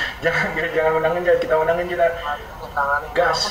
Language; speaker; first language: Indonesian; native; Indonesian